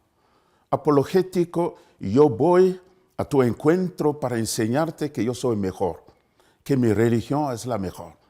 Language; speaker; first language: Spanish; non-native, fluent; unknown